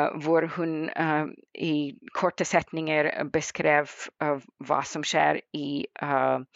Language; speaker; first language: Norwegian; non-native, fluent; English